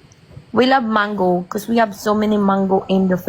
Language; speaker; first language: English; non-native, learner; Filipino